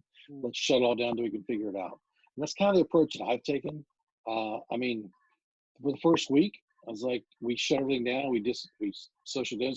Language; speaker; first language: English; native; English